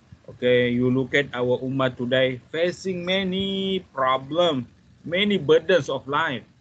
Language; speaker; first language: English; non-native, fluent; Buginese